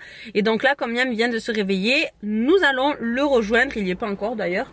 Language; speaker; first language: French; native; French